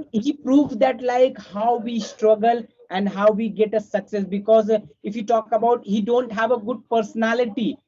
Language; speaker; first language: English; non-native, fluent; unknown